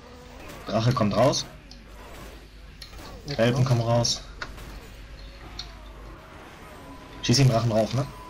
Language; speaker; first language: German; native; German